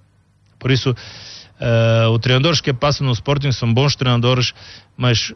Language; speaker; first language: Portuguese; non-native, fluent; Bulgarian